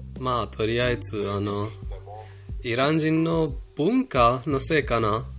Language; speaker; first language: Japanese; non-native, fluent; Persian